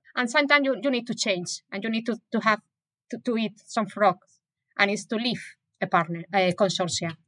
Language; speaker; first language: English; non-native, fluent; Spanish